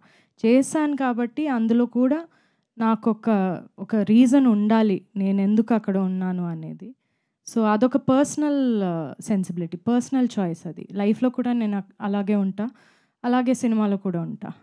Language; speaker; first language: Telugu; non-native, fluent; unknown